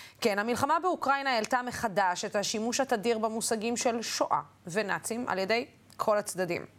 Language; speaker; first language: Hebrew; non-native, local second language; Arabic